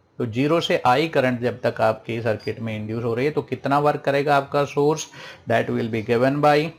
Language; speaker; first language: Hindi; native; Hindi